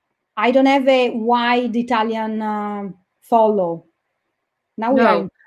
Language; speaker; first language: English; non-native, fluent; Italian